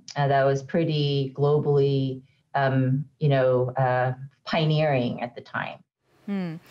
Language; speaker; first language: English; native; English